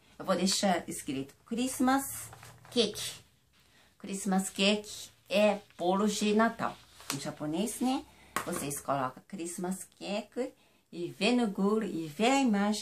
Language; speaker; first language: Portuguese; non-native, fluent; Japanese